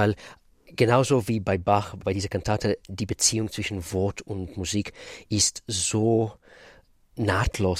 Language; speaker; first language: German; non-native, fluent; Russian